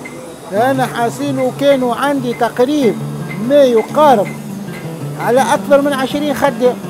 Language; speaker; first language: Arabic; native; Arabic